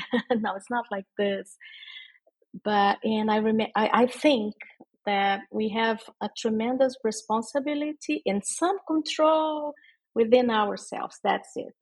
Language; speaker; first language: English; non-native, fluent; Portuguese